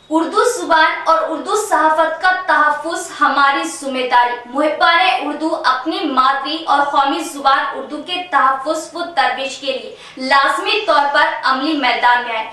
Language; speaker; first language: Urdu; native; Urdu